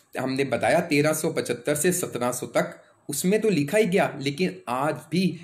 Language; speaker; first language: Hindi; native; Hindi